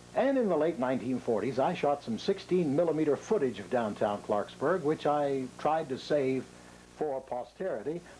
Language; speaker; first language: English; native; English